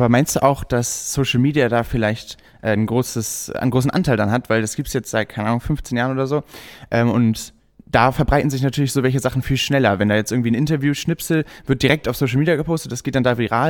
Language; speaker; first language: German; native; German